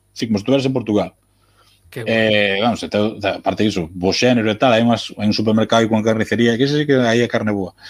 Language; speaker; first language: Galician; native; Galician